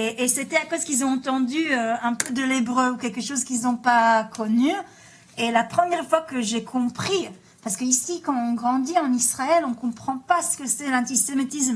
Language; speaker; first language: French; early bilingual, heritage; Hebrew